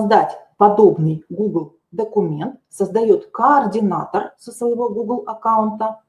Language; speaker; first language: Russian; native; Russian